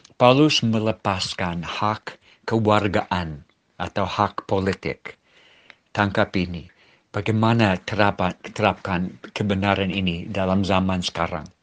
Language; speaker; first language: Malay; non-native, fluent; English